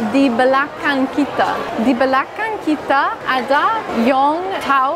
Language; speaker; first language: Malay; non-native, learner; English